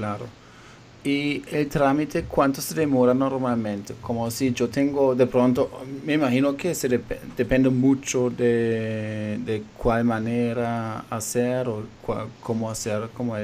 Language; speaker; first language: Spanish; non-native, fluent; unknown